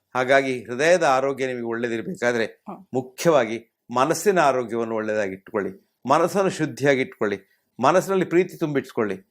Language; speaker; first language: Kannada; native; Kannada